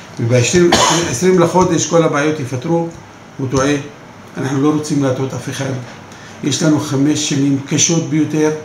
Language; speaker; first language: Hebrew; non-native, local second language; Arabic